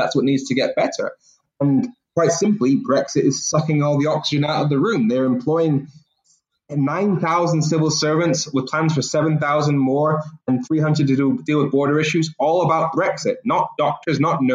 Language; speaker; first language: English; native; English